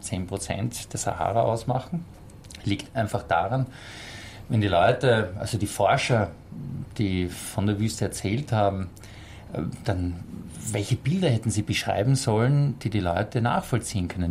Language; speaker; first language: German; native; German